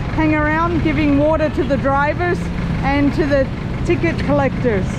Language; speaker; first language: English; native; English